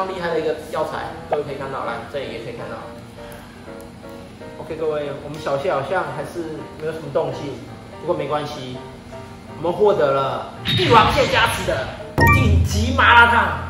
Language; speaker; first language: Chinese; native; Chinese